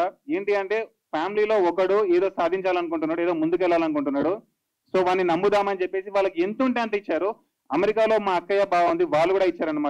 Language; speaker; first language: Telugu; native; Telugu